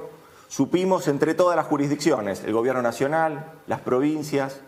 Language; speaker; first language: Spanish; native; Spanish